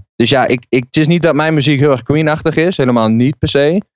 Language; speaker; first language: Dutch; native; Dutch